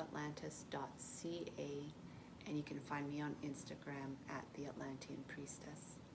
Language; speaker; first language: English; native; English